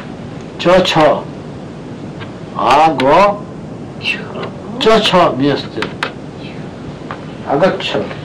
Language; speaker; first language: Russian; non-native, learner; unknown